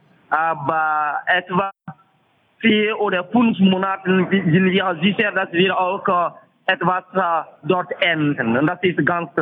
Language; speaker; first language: German; non-native, fluent; French